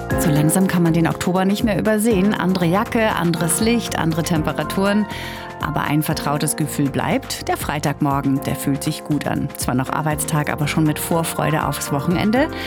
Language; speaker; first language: German; native; German